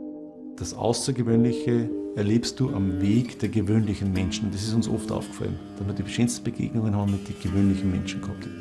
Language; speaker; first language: German; native; German